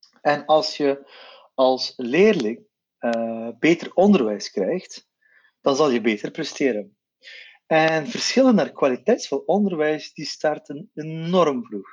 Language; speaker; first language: Dutch; non-native, local second language; Turkish